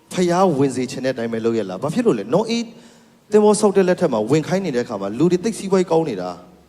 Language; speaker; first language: Burmese; non-native, local second language; Kachin